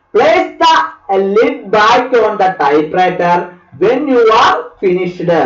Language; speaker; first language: English; non-native, local second language; Malayalam